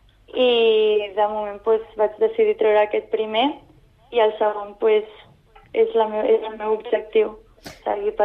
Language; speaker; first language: Catalan; non-native, local second language; Spanish